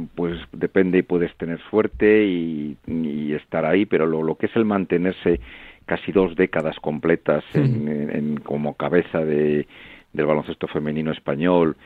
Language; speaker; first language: Spanish; native; Spanish